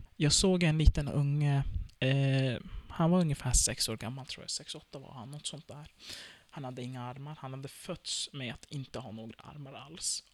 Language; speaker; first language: Swedish; early bilingual, other home language; Turkish